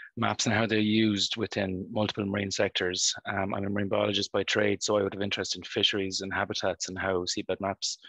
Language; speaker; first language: English; native; English